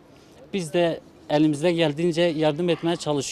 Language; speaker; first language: Turkish; native; Turkish